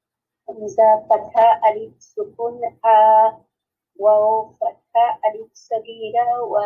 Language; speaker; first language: Arabic; non-native, learner; Bangla